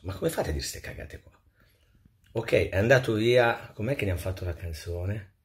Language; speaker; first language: Italian; native; Italian